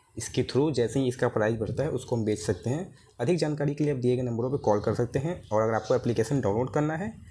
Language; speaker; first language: Hindi; native; Hindi